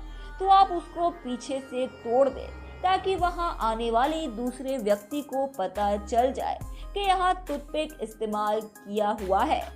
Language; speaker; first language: Hindi; native; Hindi